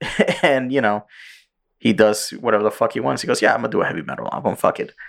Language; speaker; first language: English; early bilingual, other home language; Spanish